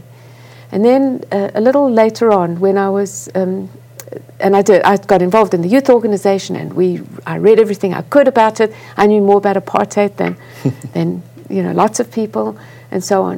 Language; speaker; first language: English; native; English